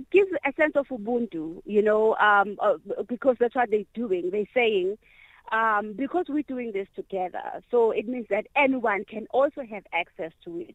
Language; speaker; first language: English; non-native, local second language; Zulu